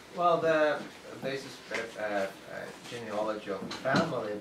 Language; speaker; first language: English; non-native, fluent; Ukrainian